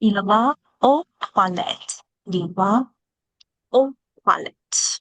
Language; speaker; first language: French; non-native, learner; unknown